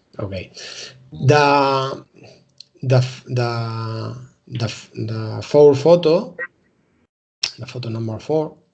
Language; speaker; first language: English; non-native, learner; Spanish